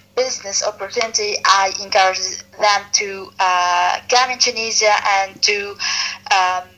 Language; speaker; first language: English; non-native, fluent; Arabic